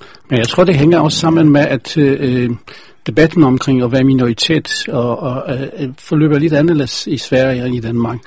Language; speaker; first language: Danish; non-native, fluent; Polish